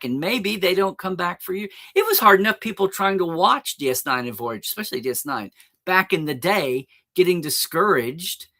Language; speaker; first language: English; native; English